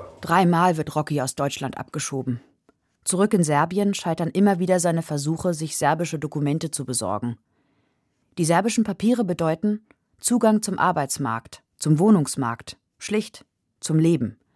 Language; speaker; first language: German; native; German